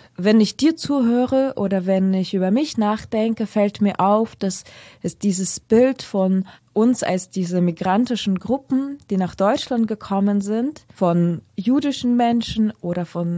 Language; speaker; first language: German; non-native, fluent; Russian